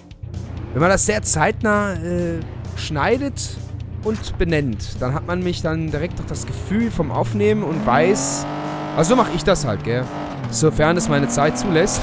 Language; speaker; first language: German; native; German